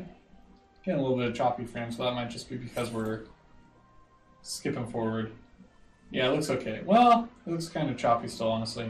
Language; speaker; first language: English; native; English